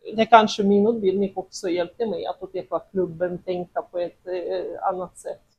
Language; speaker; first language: Swedish; non-native, fluent; Russian